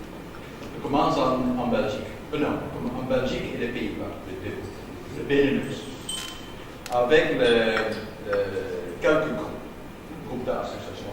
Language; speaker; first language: French; non-native, learner; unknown